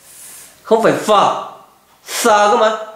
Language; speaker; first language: Vietnamese; native; Vietnamese